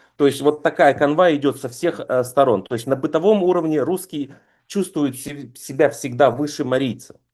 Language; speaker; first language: Russian; native; Russian